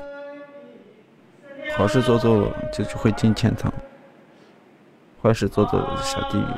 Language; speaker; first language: Chinese; non-native, local second language; Uyghur